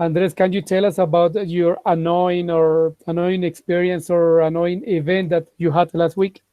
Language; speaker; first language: English; non-native, fluent; Spanish